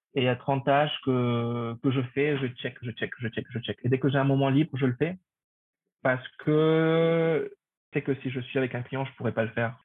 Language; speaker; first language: French; non-native, fluent; Spanish